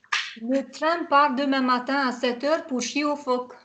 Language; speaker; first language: French; non-native, fluent; Hungarian